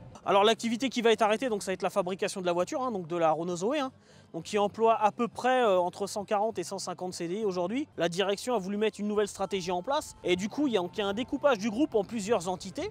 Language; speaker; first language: French; native; French